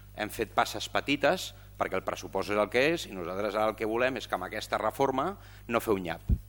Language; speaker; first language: Catalan; native; Catalan